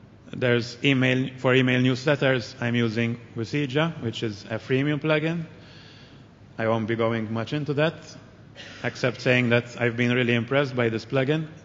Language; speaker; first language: English; non-native, local second language; Maltese